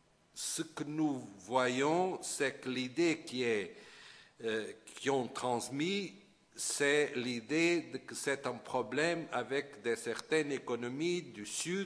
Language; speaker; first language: French; non-native, fluent; Portuguese